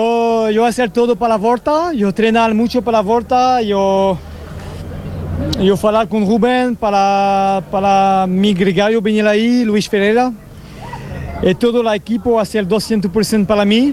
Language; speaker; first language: Spanish; non-native, learner; French